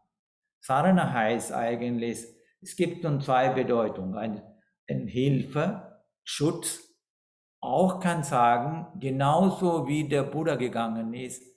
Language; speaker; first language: German; non-native, fluent; Sinhala